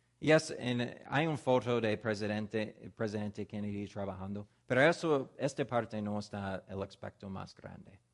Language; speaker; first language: Spanish; non-native, fluent; English